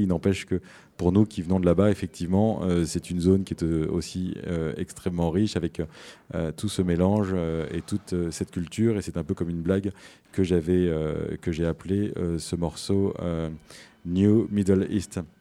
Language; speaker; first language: French; native; French